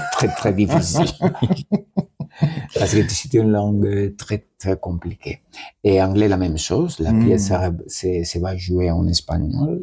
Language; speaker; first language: French; non-native, learner; Spanish